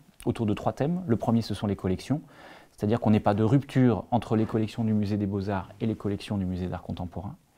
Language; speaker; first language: French; native; French